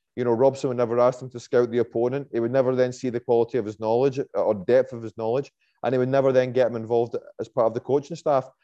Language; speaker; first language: English; native; English